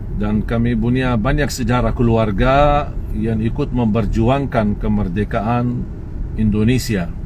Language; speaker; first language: Malay; non-native, fluent; Arabic